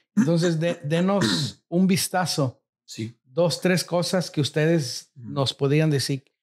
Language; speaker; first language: Spanish; early bilingual, heritage; Spanish